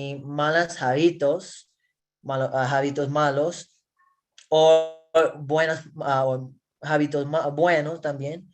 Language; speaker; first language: Spanish; non-native, learner; English